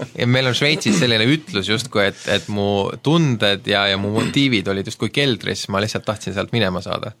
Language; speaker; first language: Estonian; native; Estonian